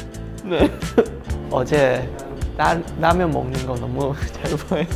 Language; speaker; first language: Korean; non-native, learner; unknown